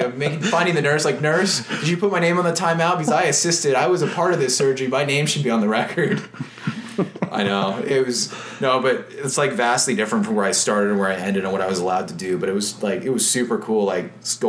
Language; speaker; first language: English; native; English